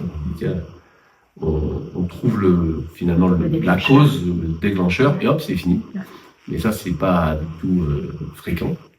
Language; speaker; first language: French; native; French